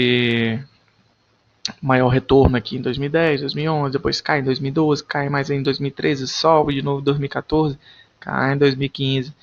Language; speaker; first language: Portuguese; native; Portuguese